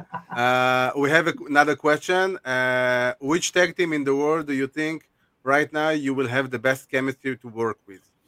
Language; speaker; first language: English; non-native, fluent; Hebrew